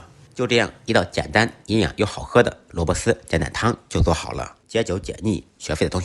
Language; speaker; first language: Chinese; native; Chinese